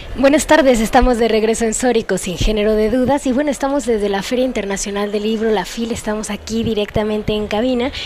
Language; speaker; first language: Spanish; native; Spanish